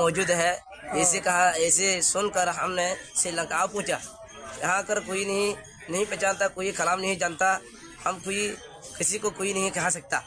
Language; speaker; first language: Hindi; non-native, learner; Rohingya